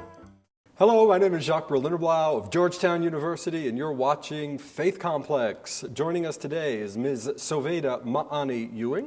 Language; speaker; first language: English; native; English